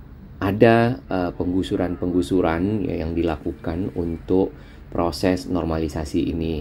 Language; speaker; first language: Indonesian; native; Indonesian